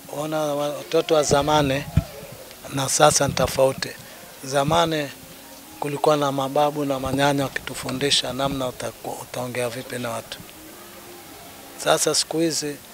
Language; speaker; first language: Swahili; native; Swahili